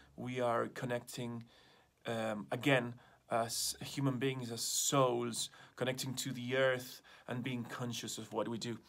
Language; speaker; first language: English; non-native, fluent; Spanish